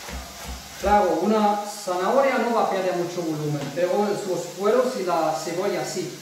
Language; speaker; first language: Spanish; non-native, fluent; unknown